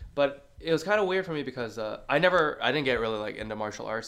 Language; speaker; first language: English; early bilingual, other home language; Chinese